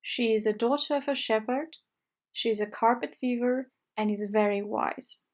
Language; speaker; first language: English; non-native, fluent; Armenian